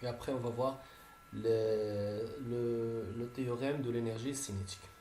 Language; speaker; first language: French; non-native, local second language; Arabic